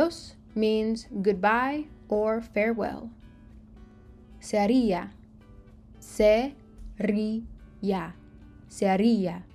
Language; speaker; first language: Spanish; non-native, learner; English